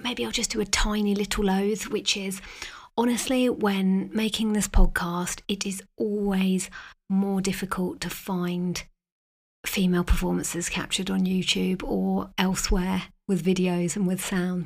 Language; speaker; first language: English; native; English